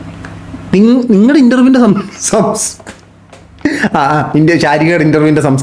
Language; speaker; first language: Malayalam; native; Malayalam